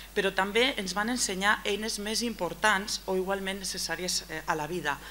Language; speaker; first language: Catalan; native; Catalan